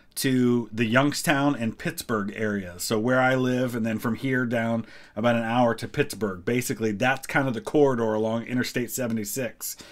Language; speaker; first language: English; native; English